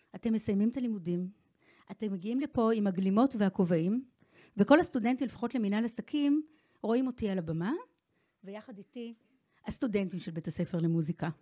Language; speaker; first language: Hebrew; native; Hebrew